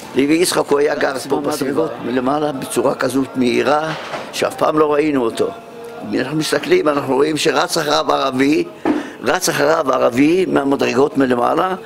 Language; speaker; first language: Hebrew; native; Hebrew